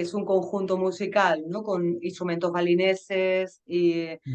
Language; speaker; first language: Spanish; native; Spanish